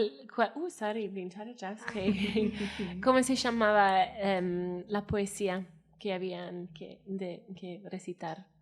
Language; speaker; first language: Spanish; non-native, fluent; Welsh